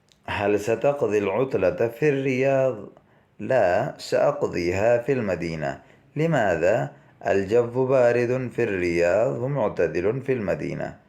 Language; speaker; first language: Arabic; non-native, fluent; Urdu